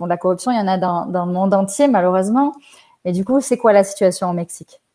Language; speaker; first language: French; native; French